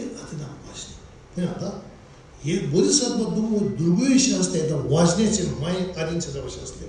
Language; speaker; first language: Russian; non-native, learner; Tibetan